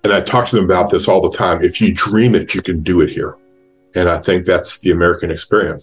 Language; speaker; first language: English; native; English